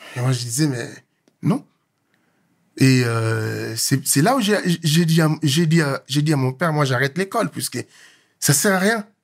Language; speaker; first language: French; non-native, local second language; Lingala